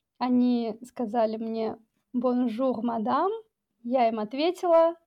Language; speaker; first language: Russian; native; Russian